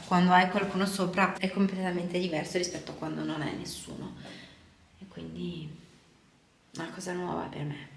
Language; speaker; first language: Italian; non-native, fluent; Romanian